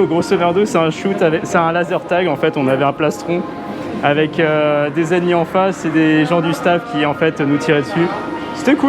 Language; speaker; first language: French; native; French